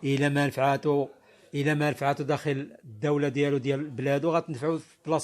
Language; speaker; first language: Arabic; native; Arabic